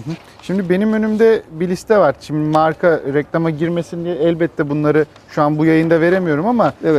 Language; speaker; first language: Turkish; native; Turkish